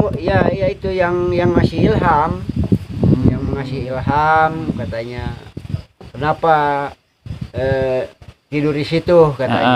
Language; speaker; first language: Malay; non-native, local second language; Sundanese